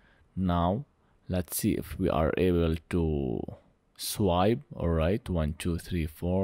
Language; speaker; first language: English; non-native, fluent; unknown